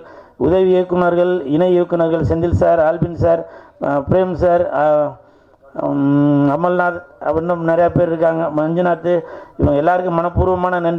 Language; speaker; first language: Tamil; native; Tamil